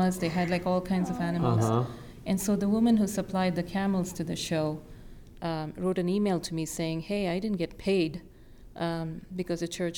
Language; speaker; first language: English; non-native, local second language; Tamil